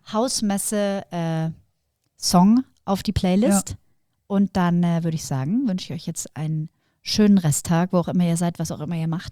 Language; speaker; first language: German; native; German